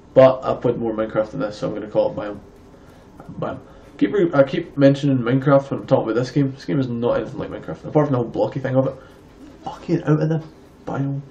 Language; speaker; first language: English; native; English